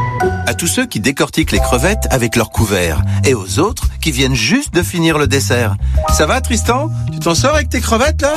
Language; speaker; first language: French; native; French